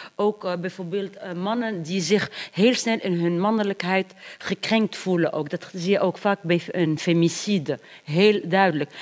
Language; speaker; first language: Dutch; non-native, fluent; Arabic